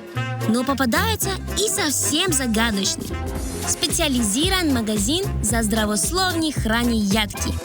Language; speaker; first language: Russian; native; Russian